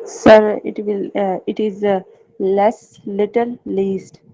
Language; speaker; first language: English; non-native, learner; Urdu